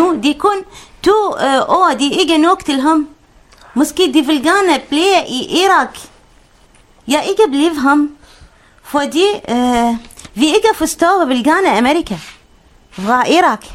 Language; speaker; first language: Danish; non-native, learner; Arabic